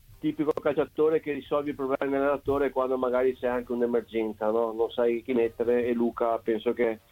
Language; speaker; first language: Italian; native; Italian